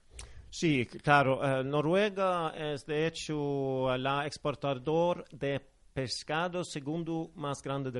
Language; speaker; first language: Spanish; non-native, fluent; Norwegian